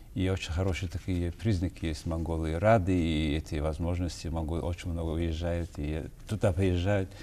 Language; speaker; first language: Russian; non-native, fluent; Mongolian